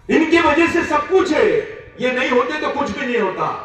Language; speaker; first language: Hindi; non-native, local second language; Marathi